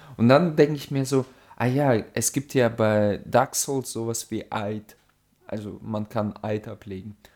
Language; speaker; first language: German; early bilingual, other home language; Russian